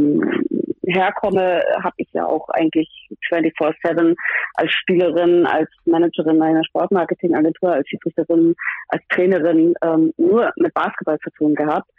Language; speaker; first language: German; native; German